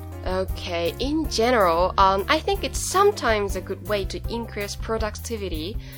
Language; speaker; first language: English; non-native, fluent; Japanese